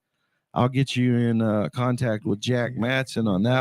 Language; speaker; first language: English; native; English